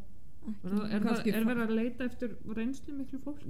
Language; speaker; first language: Icelandic; non-native, fluent; Polish